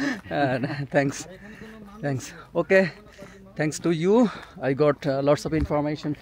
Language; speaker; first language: English; non-native, fluent; Bangla